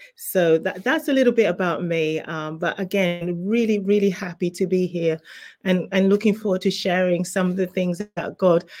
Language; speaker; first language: English; native; English